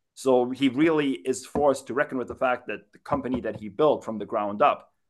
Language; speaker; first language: English; non-native, fluent; German